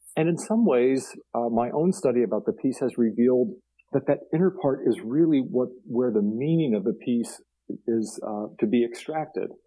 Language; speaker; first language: English; native; English